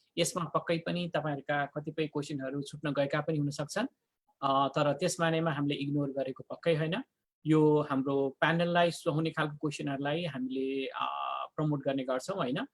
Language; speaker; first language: Nepali; native; Nepali